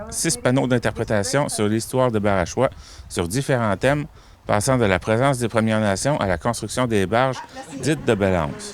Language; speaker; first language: French; native; French